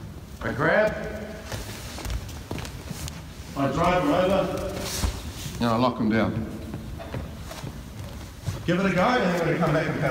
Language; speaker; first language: English; native; English